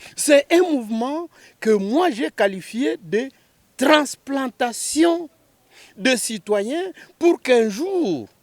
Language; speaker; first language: French; non-native, local second language; Swahili